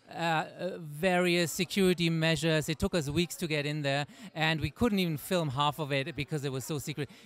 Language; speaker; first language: English; native; English